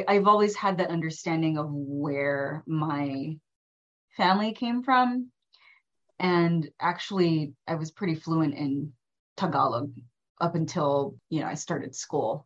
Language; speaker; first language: English; early bilingual, other home language; Filipino